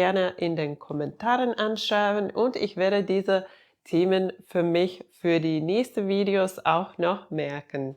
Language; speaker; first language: German; non-native, fluent; Finnish